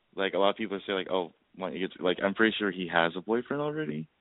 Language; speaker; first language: English; native; English